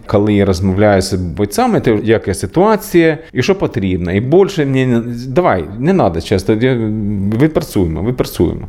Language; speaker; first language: Ukrainian; non-native, learner; Swedish